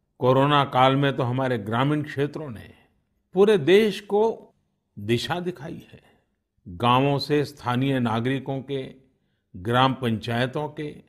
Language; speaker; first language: Hindi; non-native, local second language; Gujarati